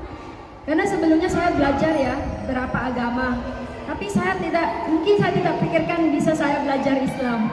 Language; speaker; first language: Indonesian; non-native, learner; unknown